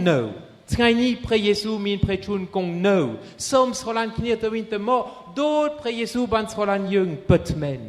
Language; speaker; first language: Khmer; non-native, fluent; French